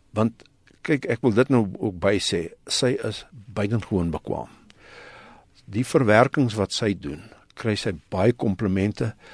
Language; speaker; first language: Afrikaans; native; Afrikaans